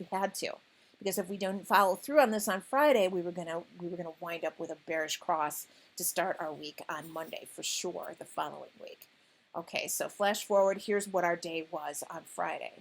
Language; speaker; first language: English; native; English